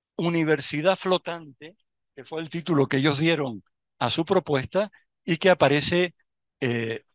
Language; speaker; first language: Spanish; native; Spanish